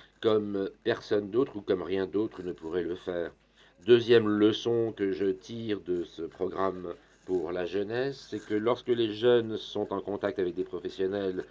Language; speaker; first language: French; non-native, fluent; German